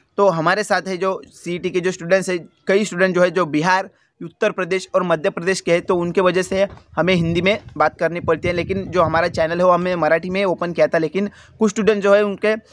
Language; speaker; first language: Hindi; non-native, local second language; Marathi